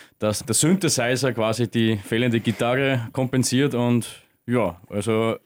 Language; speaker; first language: German; native; German